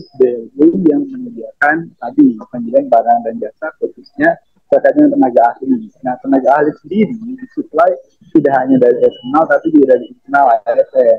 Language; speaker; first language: Indonesian; native; Indonesian